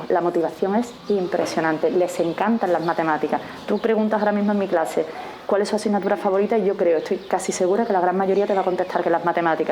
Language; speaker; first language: Spanish; native; Spanish